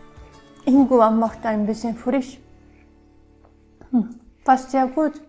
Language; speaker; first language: German; non-native, learner; Japanese